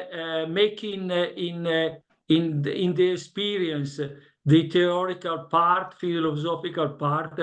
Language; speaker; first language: English; non-native, learner; Italian